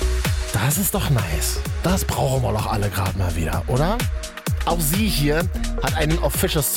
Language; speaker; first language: German; native; German